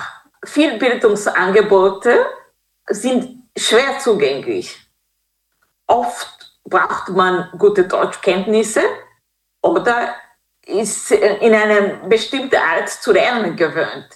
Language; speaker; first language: German; non-native, fluent; Kinyarwanda